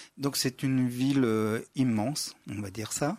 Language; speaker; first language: French; native; French